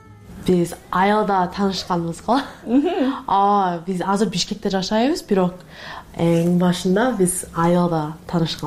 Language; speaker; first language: Kyrgyz; non-native, learner; English